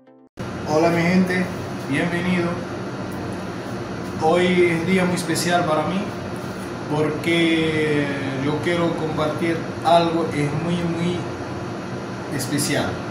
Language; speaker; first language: Spanish; non-native, fluent; Arabic